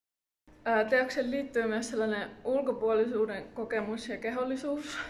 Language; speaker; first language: Finnish; native; Finnish